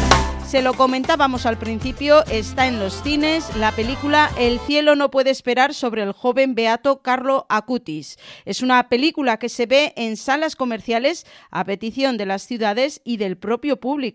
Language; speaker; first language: Spanish; native; Spanish